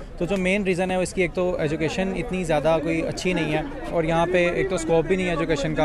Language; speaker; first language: Urdu; native; Urdu